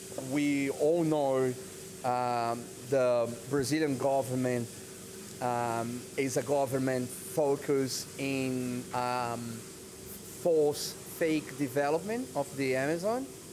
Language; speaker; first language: English; non-native, fluent; Portuguese